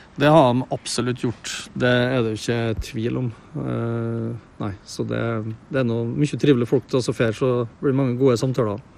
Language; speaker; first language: Norwegian; native; Norwegian